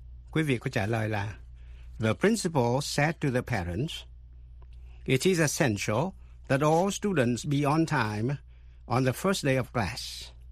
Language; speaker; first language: English; non-native, fluent; Vietnamese